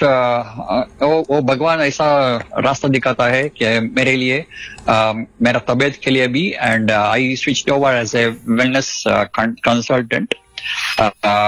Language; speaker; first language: Hindi; non-native, local second language; Telugu